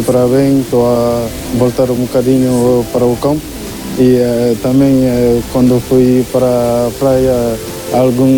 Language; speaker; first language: Portuguese; non-native, learner; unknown